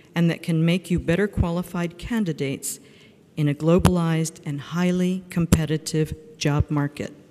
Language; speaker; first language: English; native; English